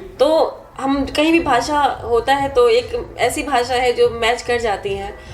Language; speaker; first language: Hindi; native; Hindi